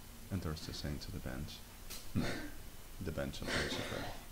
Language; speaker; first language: English; non-native, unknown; Spanish